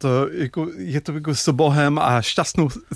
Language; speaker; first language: Czech; non-native, fluent; English